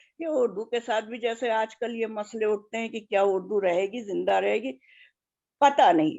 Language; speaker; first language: Urdu; native; Urdu